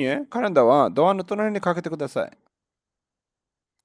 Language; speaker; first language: Japanese; non-native, fluent; Bangla